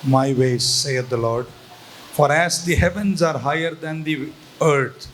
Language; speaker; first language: English; non-native, local second language; Tamil